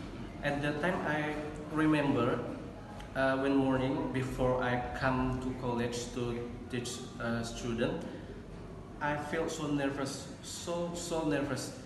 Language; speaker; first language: English; non-native, learner; Indonesian